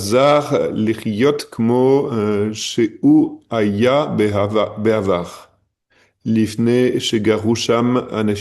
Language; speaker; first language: Hebrew; non-native, learner; French